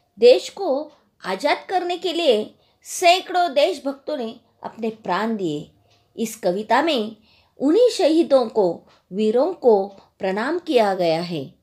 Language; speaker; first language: Hindi; non-native, local second language; Marathi